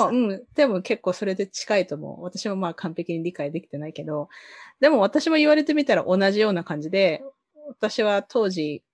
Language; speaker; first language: Japanese; native; Japanese